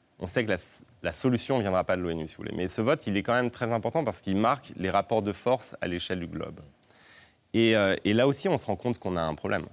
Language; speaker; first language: French; native; French